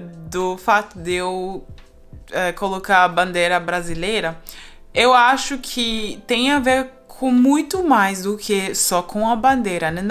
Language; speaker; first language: Portuguese; non-native, fluent; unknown